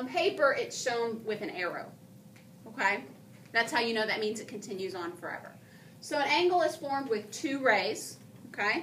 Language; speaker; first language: English; native; English